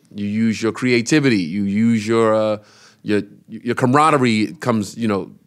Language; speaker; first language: English; native; English